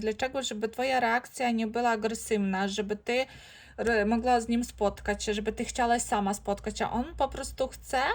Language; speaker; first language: Polish; non-native, fluent; Ukrainian